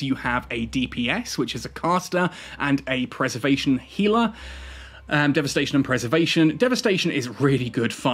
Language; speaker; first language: English; native; English